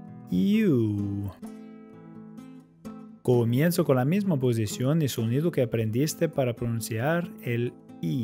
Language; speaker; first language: Spanish; non-native, fluent; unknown